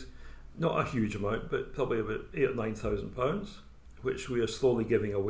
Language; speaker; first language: English; native; English